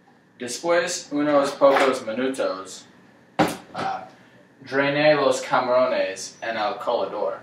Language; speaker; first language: Spanish; non-native, learner; English